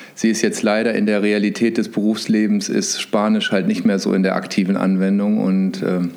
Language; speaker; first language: German; native; German